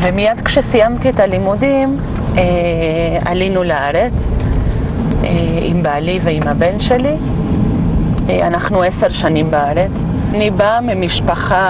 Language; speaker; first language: Hebrew; non-native, fluent; Spanish